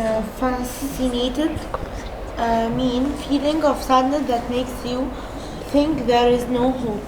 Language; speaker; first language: English; non-native, learner; Arabic